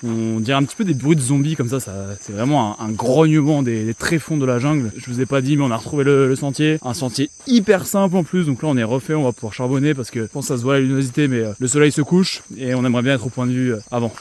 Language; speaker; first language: French; native; French